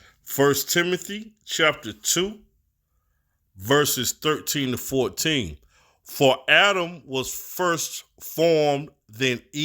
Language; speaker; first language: English; native; English